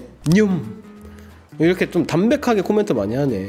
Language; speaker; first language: Korean; native; Korean